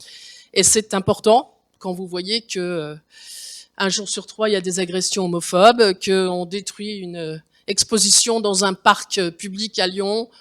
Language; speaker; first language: French; native; French